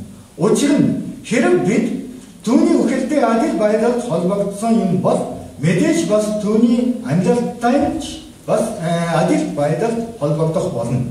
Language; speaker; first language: Mongolian; non-native, fluent; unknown